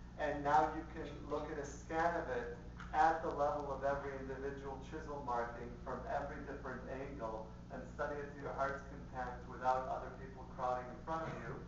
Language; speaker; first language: English; early bilingual, other home language; Spanish